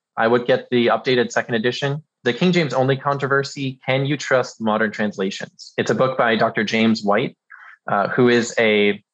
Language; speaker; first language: English; early bilingual, other home language; German